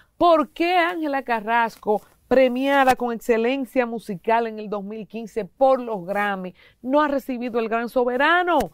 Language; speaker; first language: Spanish; native; Spanish